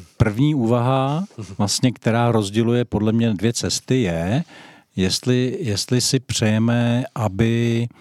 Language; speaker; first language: Czech; native; Czech